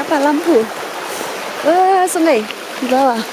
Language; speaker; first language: Indonesian; non-native, learner; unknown